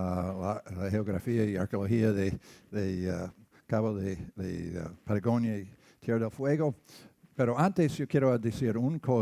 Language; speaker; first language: Spanish; non-native, learner; English